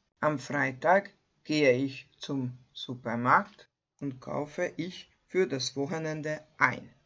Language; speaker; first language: German; non-native, fluent; Hungarian